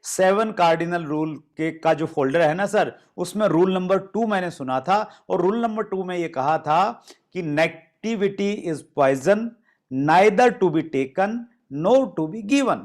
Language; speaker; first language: Hindi; native; Hindi